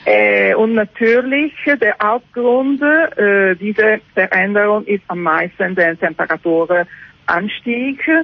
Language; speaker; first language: German; non-native, learner; Italian